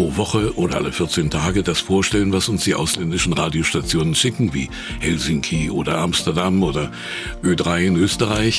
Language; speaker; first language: German; native; German